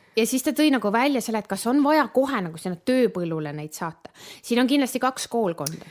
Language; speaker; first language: Estonian; native; Estonian